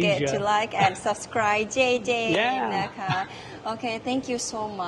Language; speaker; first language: English; non-native, learner; Thai